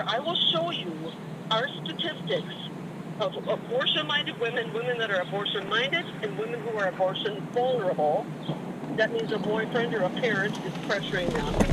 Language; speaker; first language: English; native; English